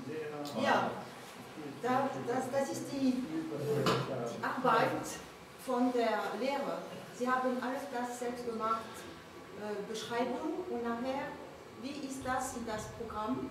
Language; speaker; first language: German; non-native, learner; French